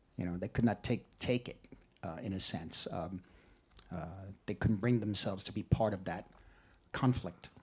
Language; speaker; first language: English; native; English